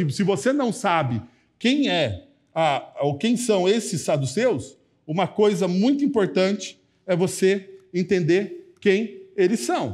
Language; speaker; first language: Portuguese; native; Portuguese